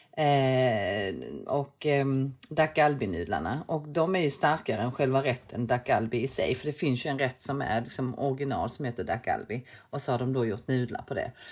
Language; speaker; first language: Swedish; early bilingual, other home language; Korean